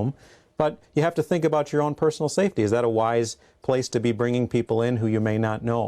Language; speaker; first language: English; native; English